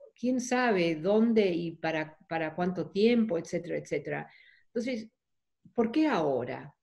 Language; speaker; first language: Spanish; non-native, fluent; Dutch